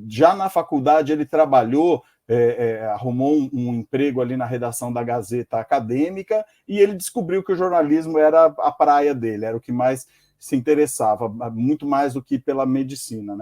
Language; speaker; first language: Portuguese; native; Portuguese